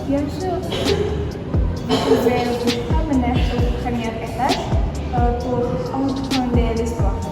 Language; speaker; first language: French; non-native, learner; Indonesian